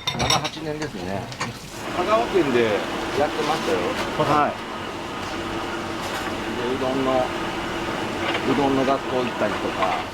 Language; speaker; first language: Japanese; native; Japanese